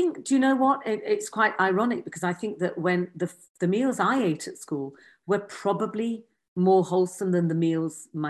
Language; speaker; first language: English; native; English